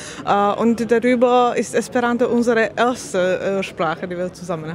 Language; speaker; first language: German; non-native, learner; Slovak